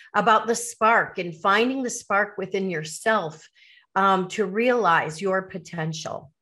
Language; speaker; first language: English; native; English